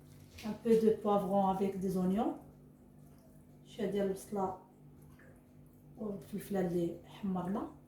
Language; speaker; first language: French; non-native, local second language; Arabic